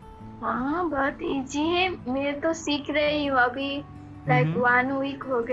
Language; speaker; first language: Hindi; non-native, local second language; Gujarati